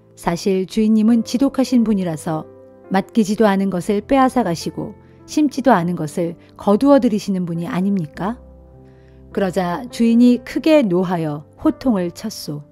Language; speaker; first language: Korean; native; Korean